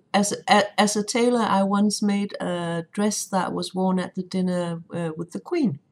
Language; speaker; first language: English; non-native, fluent; Danish